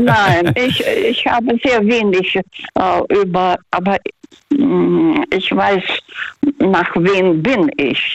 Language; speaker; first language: German; non-native, fluent; Russian